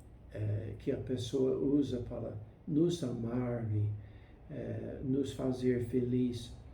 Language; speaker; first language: Portuguese; non-native, fluent; English